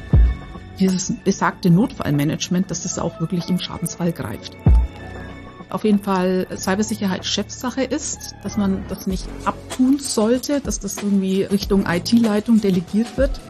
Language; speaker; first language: German; native; German